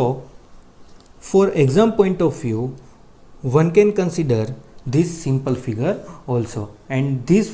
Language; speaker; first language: English; non-native, local second language; Gujarati